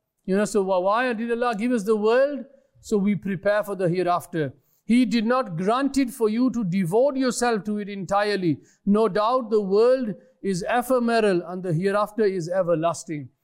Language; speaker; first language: English; early bilingual, other home language; Urdu